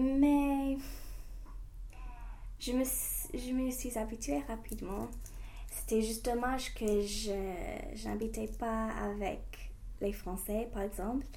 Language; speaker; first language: French; non-native, fluent; English